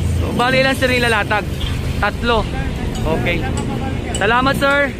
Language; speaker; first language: Filipino; native; Filipino